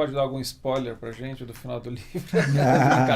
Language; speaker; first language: Portuguese; native; Portuguese